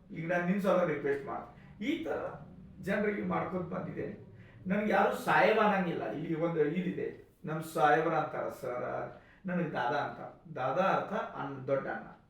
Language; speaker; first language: Kannada; native; Kannada